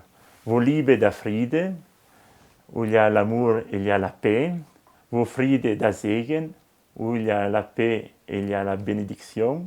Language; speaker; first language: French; non-native, local second language; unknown